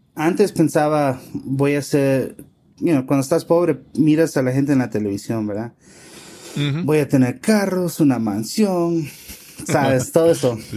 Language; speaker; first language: Spanish; early bilingual, heritage; Spanish